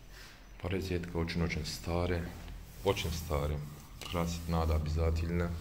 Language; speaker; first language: Russian; non-native, learner; Turkish